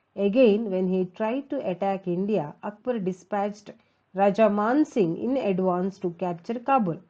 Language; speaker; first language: English; non-native, local second language; Kannada